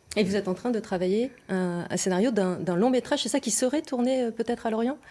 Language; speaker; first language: French; native; French